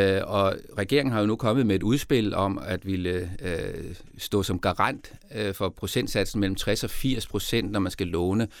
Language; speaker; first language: Danish; native; Danish